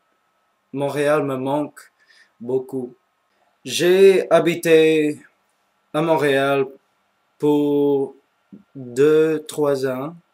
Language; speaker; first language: French; non-native, local second language; English